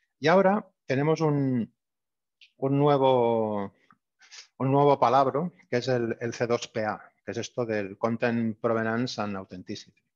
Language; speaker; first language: Spanish; native; Spanish